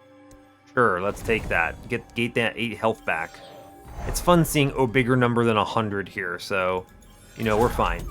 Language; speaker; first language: English; native; English